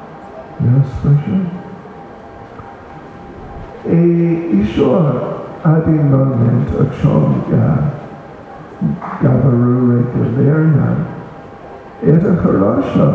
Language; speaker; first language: Russian; non-native, learner; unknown